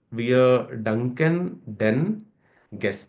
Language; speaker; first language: German; non-native, learner; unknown